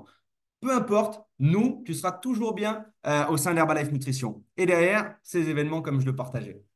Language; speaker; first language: French; native; French